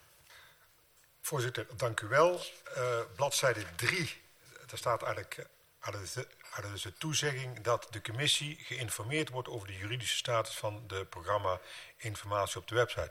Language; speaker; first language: Dutch; native; Dutch